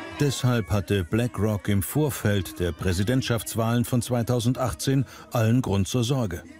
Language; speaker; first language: German; native; German